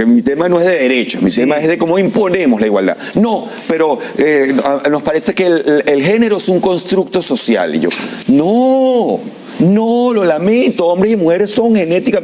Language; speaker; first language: Spanish; native; Spanish